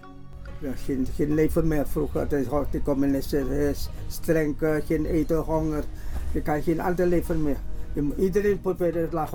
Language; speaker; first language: Dutch; non-native, learner; Chinese